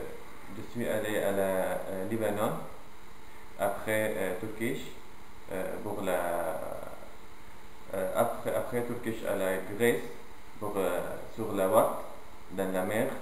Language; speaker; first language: French; non-native, learner; Arabic